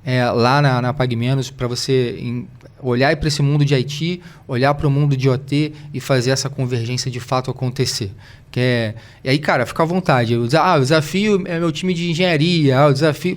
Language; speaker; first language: Portuguese; native; Portuguese